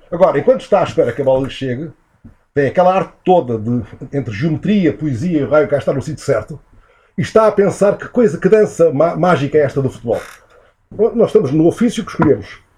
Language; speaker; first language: Portuguese; native; Portuguese